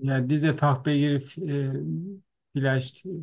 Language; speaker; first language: German; non-native, learner; Turkish